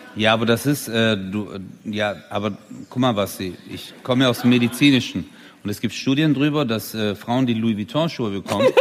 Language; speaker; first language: German; early bilingual, other home language; Turkish